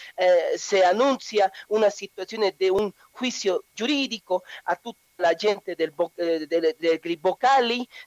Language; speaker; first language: Italian; non-native, learner; Spanish